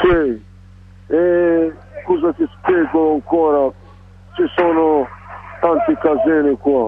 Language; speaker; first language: Italian; non-native, learner; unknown